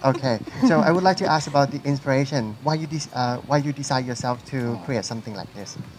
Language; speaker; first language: English; non-native, fluent; Thai